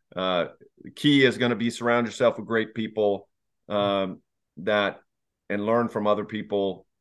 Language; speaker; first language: English; native; English